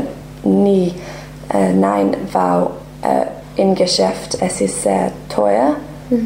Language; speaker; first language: German; non-native, learner; English